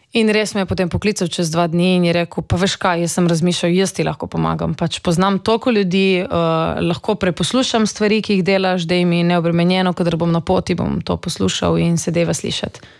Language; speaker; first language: Slovenian; native; Slovenian